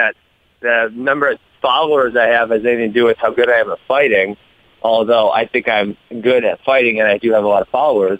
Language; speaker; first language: English; native; English